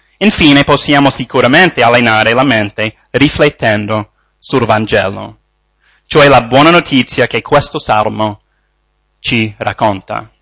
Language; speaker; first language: Italian; non-native, fluent; English